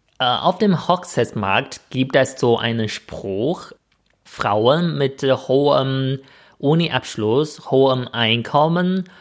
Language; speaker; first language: German; non-native, fluent; Chinese